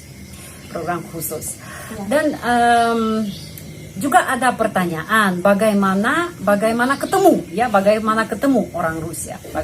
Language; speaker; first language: Indonesian; non-native, fluent; Russian